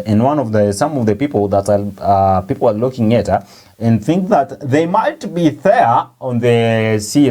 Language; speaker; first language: English; non-native, local second language; Swahili